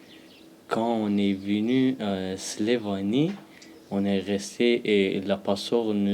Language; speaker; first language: French; non-native, learner; Pashto